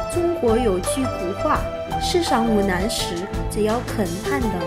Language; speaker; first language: Chinese; non-native, fluent; Khmer